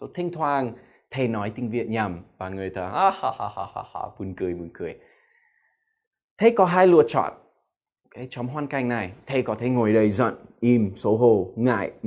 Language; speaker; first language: Vietnamese; non-native, fluent; English